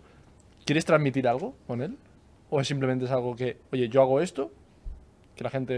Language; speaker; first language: Spanish; native; Spanish